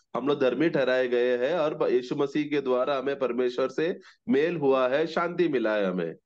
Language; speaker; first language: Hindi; non-native, local second language; Malayalam